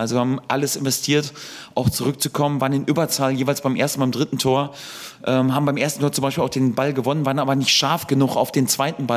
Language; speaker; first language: German; native; German